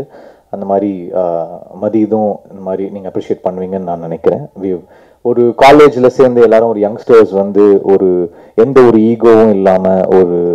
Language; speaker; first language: Tamil; native; Tamil